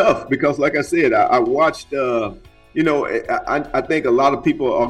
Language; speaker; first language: English; native; English